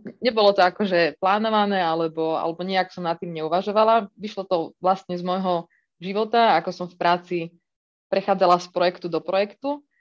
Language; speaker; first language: Slovak; native; Slovak